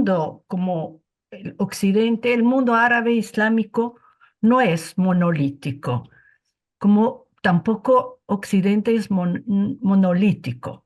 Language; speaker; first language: Spanish; non-native, fluent; Arabic